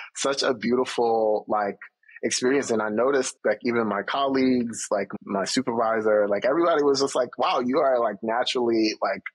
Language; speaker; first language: English; native; English